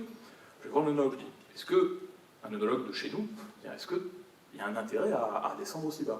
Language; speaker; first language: French; native; French